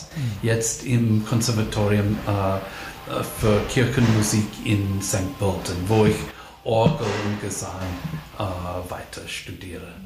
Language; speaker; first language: German; non-native, fluent; English